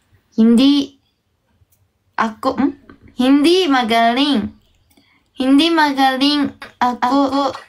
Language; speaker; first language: Filipino; non-native, learner; Japanese